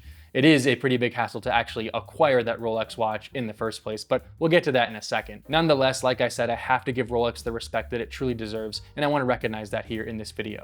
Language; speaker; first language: English; native; English